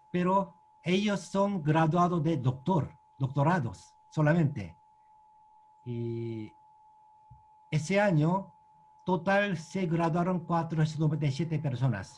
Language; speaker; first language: Spanish; non-native, learner; Korean